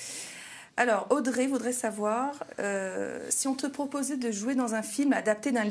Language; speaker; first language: French; native; French